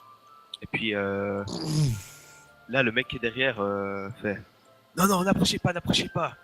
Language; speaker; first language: French; native; French